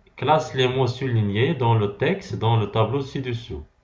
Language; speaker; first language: French; non-native, local second language; Arabic